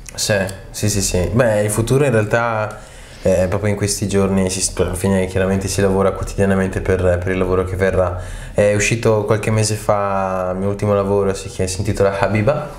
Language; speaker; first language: Italian; early bilingual, other home language; Arabic